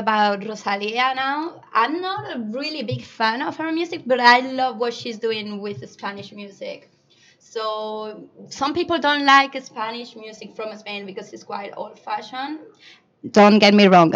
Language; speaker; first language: English; non-native, fluent; Spanish